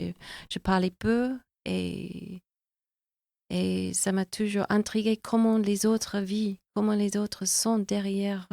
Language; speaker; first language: French; non-native, fluent; English